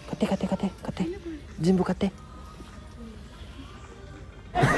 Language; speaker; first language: Japanese; non-native, learner; Filipino